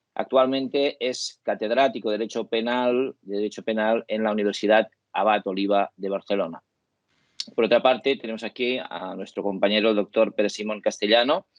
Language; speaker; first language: Spanish; native; Spanish